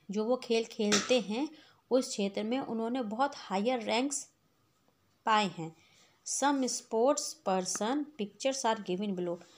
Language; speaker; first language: Hindi; native; Hindi